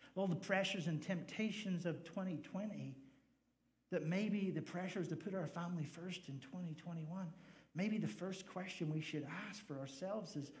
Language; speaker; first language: English; native; English